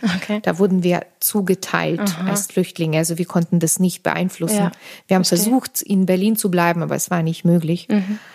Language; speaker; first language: German; non-native, fluent; Armenian